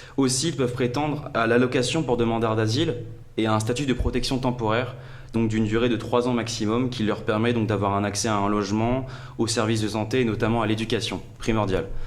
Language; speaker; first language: French; native; French